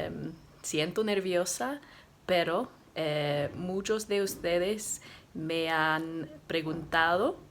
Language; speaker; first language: Spanish; non-native, learner; English